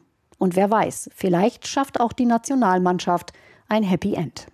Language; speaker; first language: German; native; German